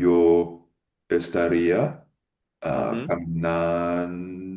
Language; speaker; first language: Spanish; non-native, learner; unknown